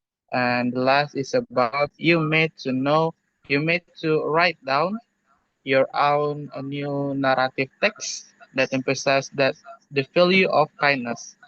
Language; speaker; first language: English; non-native, learner; Indonesian